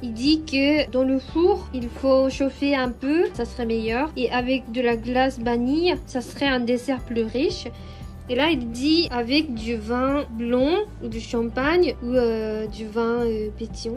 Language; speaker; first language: French; non-native, fluent; Japanese